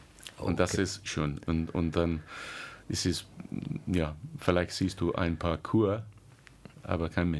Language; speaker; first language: German; non-native, learner; English